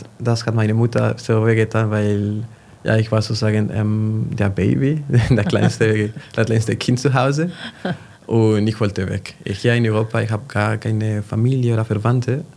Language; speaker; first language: German; non-native, fluent; Spanish